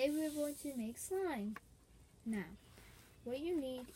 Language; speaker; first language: English; native; English